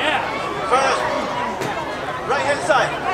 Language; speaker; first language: English; non-native, fluent; Cantonese